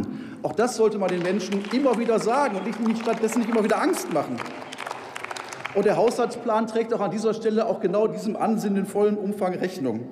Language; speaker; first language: German; native; German